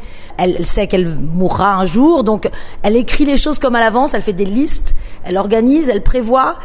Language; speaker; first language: French; native; French